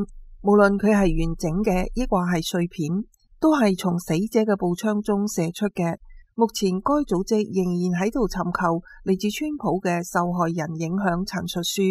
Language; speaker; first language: Chinese; non-native, local second language; Cantonese